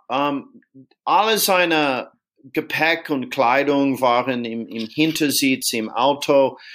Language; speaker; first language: German; non-native, fluent; English